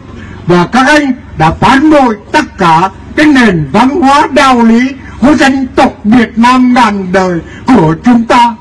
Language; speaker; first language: Vietnamese; native; Vietnamese